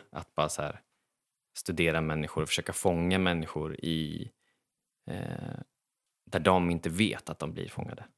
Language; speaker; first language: Swedish; native; Swedish